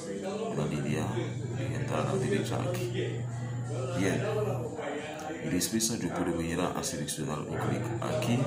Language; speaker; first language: Spanish; non-native, learner; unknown